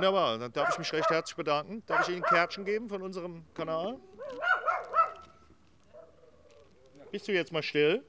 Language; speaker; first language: German; native; German